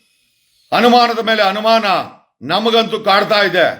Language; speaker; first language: Kannada; native; Kannada